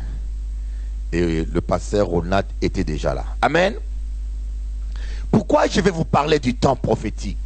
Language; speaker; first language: French; non-native, local second language; Lingala